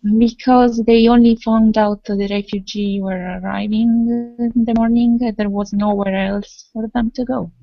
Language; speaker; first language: English; non-native, fluent; Italian